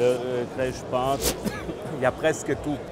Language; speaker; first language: French; non-native, fluent; German